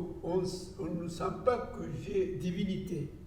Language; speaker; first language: French; non-native, learner; Japanese